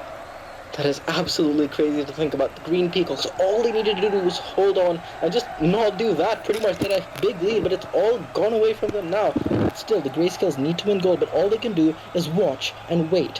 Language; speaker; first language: English; native; English